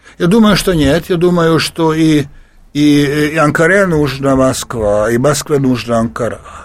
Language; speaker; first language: Russian; non-native, fluent; Hungarian